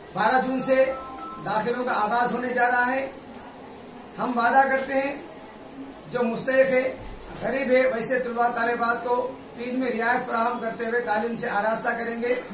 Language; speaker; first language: Urdu; native; Urdu